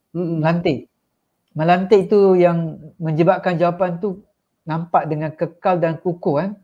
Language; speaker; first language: Malay; non-native, local second language; Tamil